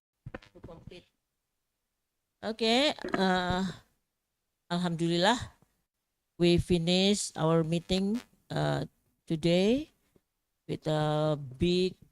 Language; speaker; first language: English; non-native, fluent; Indonesian